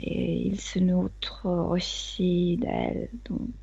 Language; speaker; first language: French; non-native, fluent; Spanish